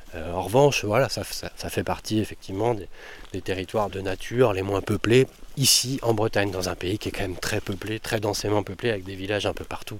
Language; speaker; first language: French; native; French